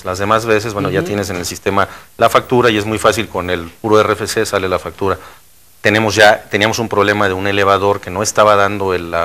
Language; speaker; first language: Spanish; native; Spanish